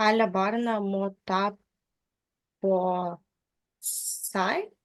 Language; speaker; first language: Norwegian; non-native, learner; Lithuanian